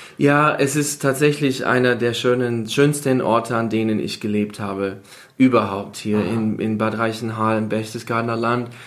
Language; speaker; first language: German; non-native, fluent; English